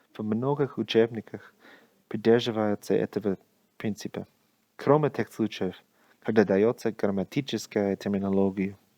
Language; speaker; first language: Russian; non-native, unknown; English